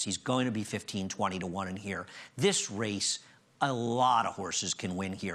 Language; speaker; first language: English; native; English